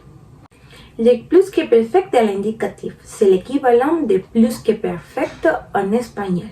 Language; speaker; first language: French; non-native, learner; Spanish